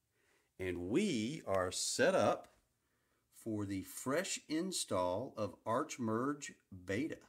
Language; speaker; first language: English; native; English